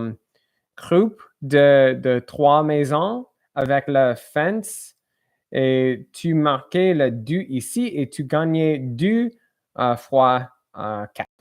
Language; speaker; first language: French; non-native, learner; English